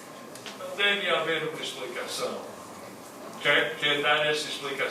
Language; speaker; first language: Portuguese; non-native, fluent; English